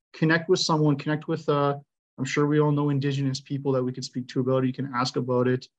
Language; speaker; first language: English; native; English